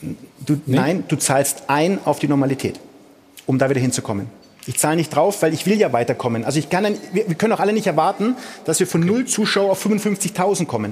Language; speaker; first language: German; native; German